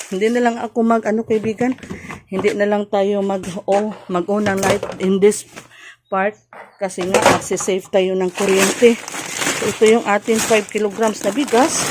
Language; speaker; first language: Filipino; non-native, local second language; Cebuano